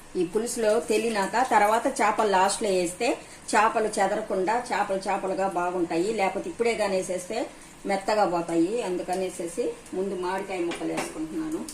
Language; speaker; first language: Telugu; native; Telugu